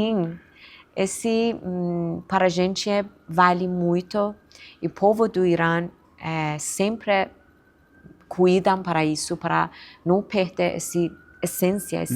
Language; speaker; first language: Portuguese; non-native, fluent; Persian